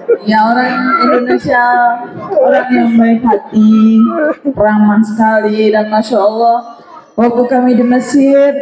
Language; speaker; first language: Indonesian; non-native, fluent; Arabic